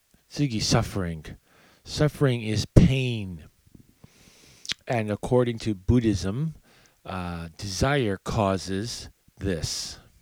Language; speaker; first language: English; native; English